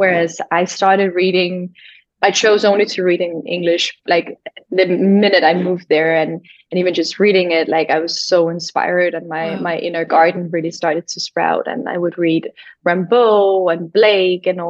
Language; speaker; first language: English; non-native, fluent; Danish